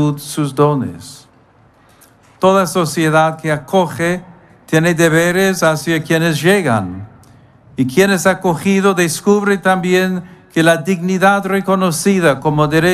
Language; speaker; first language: Spanish; non-native, fluent; English